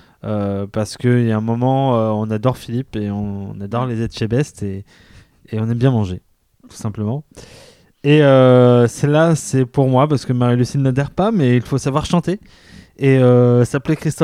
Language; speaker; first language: French; native; French